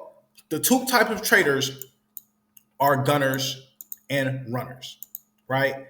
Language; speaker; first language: English; native; English